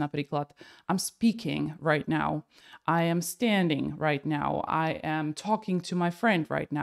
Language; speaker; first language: English; non-native, fluent; Slovak